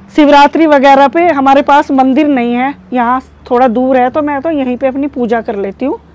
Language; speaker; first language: Hindi; native; Hindi